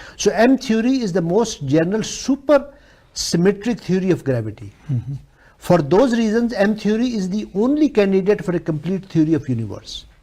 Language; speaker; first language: English; non-native, local second language; Urdu